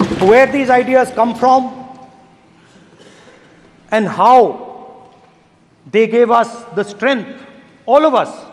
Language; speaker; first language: English; non-native, local second language; Hindi